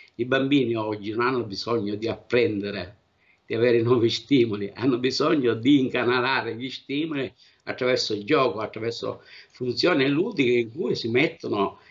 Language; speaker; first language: Italian; native; Italian